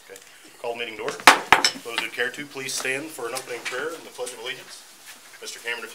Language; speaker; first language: English; native; English